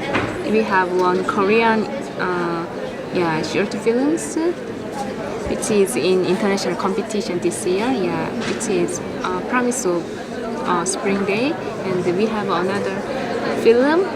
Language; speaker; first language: English; non-native, fluent; Korean